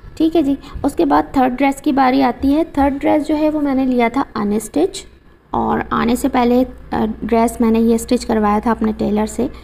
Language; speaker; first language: Urdu; native; Urdu